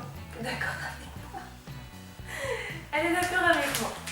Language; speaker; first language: French; native; French